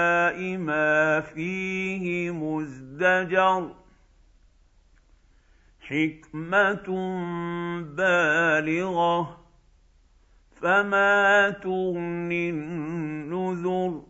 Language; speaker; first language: Arabic; native; Arabic